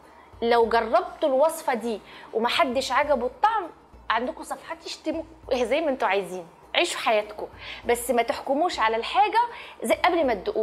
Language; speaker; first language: Arabic; native; Arabic